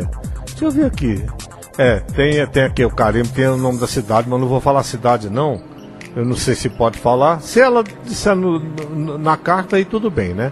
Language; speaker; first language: Portuguese; native; Portuguese